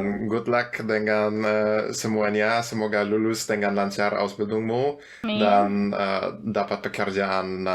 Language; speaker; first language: Indonesian; non-native, fluent; German